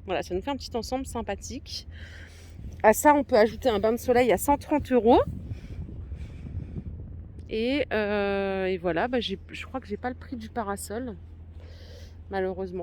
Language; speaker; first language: French; native; French